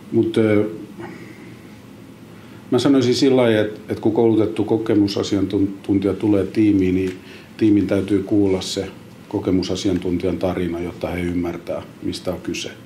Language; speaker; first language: Finnish; native; Finnish